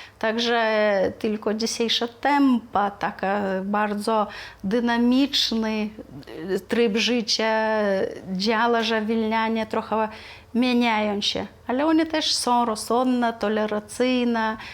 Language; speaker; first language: Polish; non-native, fluent; Lithuanian